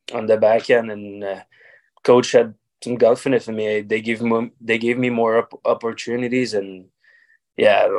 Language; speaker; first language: English; native; English